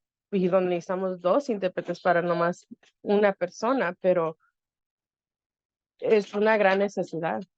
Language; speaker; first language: Spanish; early bilingual, heritage; Spanish